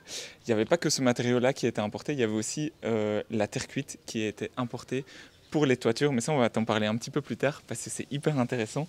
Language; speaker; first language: French; native; French